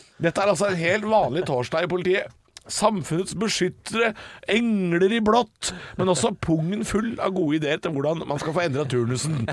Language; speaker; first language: Norwegian; native; Norwegian